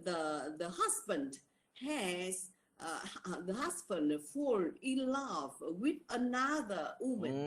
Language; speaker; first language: English; non-native, learner; Vietnamese